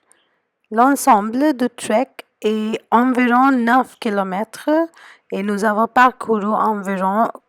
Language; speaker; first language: French; non-native, fluent; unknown